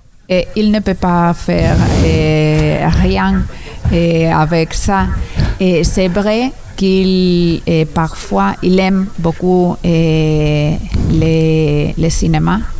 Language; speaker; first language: French; non-native, learner; Spanish